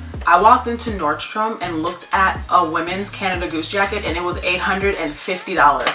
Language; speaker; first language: English; native; English